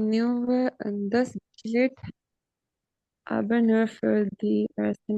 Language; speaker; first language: German; non-native, learner; Hindi